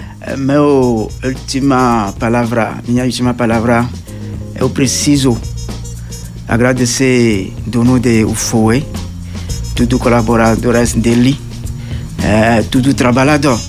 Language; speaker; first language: Portuguese; non-native, learner; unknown